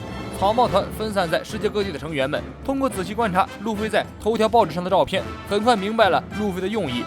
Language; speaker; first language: Chinese; native; Chinese